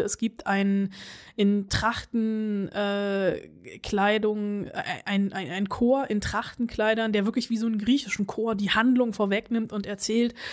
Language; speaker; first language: German; native; German